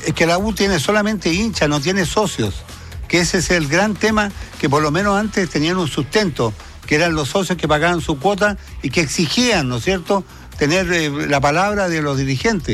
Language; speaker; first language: Spanish; native; Spanish